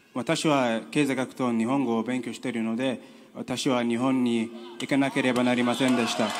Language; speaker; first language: Japanese; non-native, learner; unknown